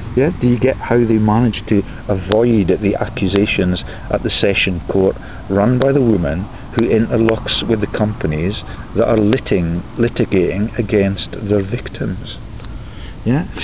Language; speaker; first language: English; native; English